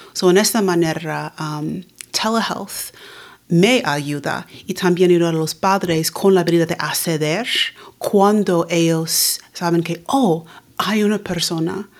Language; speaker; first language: Spanish; early bilingual, heritage; Spanish